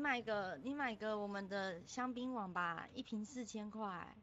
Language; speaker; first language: Chinese; native; Chinese